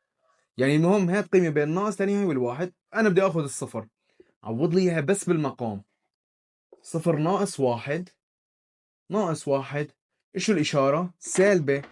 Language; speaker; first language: Arabic; native; Arabic